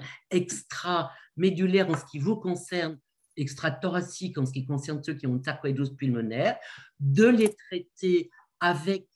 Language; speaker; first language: French; native; French